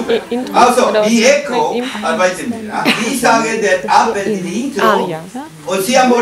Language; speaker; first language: German; non-native, learner; Spanish